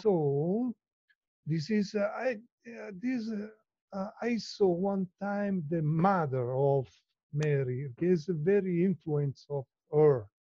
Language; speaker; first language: English; non-native, learner; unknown